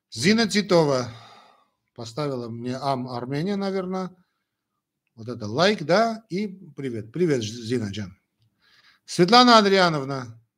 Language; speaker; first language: Russian; non-native, local second language; Armenian